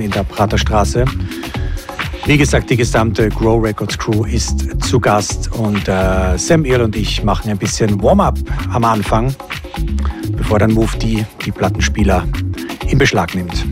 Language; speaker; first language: German; native; German